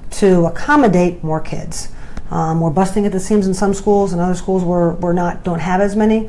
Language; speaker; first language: English; native; English